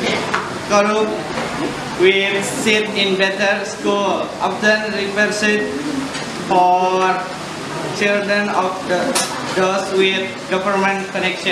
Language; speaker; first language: English; non-native, learner; Indonesian